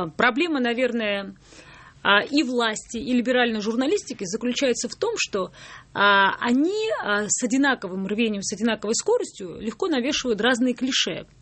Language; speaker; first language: Russian; non-native, local second language; Georgian